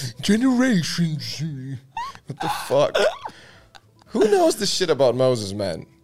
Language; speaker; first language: English; non-native, fluent; Russian